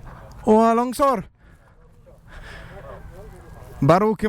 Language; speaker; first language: Indonesian; non-native, learner; English